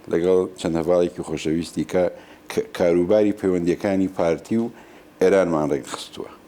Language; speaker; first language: Central Kurdish; non-native, local second language; Gurani